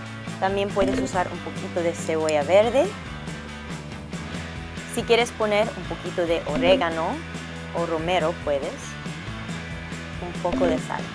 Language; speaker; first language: Spanish; early bilingual, heritage; English